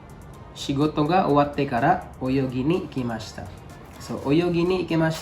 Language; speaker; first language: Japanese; non-native, fluent; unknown